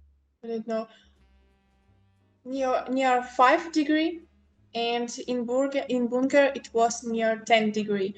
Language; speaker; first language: English; non-native, local second language; Ukrainian